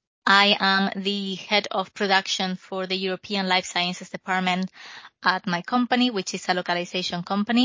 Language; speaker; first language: English; non-native, fluent; Spanish